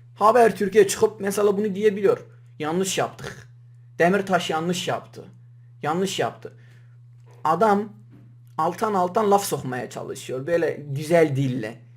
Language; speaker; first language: Turkish; native; Turkish